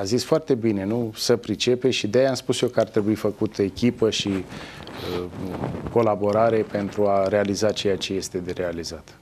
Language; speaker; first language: Romanian; native; Romanian